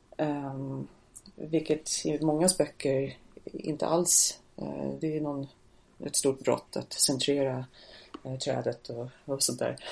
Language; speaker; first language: Swedish; non-native, fluent; English